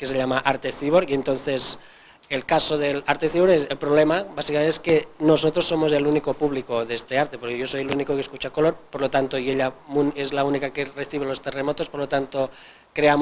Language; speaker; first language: Spanish; non-native, local second language; Catalan